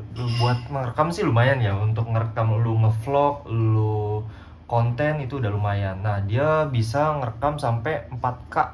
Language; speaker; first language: Indonesian; native; Indonesian